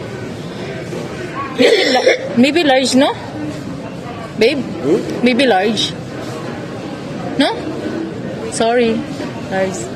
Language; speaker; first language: English; non-native, learner; Filipino